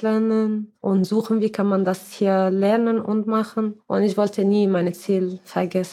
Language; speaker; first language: German; non-native, learner; Arabic